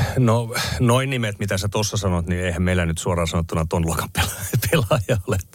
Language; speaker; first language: Finnish; native; Finnish